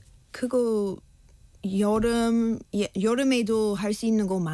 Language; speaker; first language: Korean; non-native, learner; English